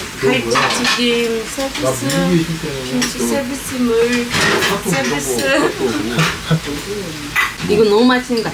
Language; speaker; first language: Korean; non-native, fluent; Turkish